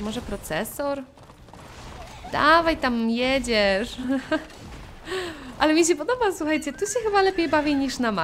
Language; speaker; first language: Polish; native; Polish